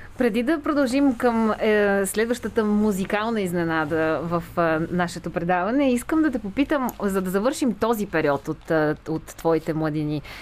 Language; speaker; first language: Bulgarian; native; Bulgarian